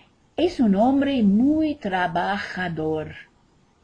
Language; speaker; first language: Spanish; non-native, fluent; English